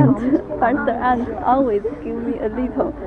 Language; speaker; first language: English; non-native, learner; Chinese